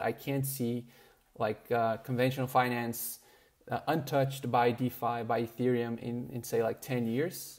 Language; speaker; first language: English; non-native, fluent; Portuguese